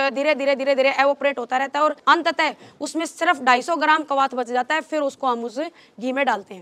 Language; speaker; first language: Hindi; native; Hindi